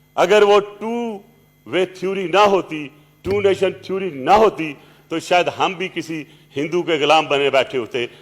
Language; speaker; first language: Urdu; non-native, local second language; Punjabi